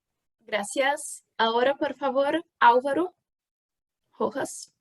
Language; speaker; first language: Spanish; non-native, fluent; Portuguese